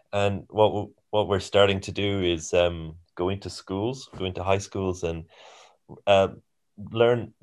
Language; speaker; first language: English; native; English